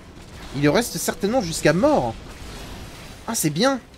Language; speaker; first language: French; native; French